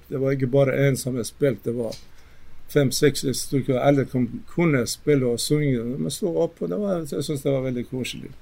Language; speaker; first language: Norwegian; non-native, fluent; Persian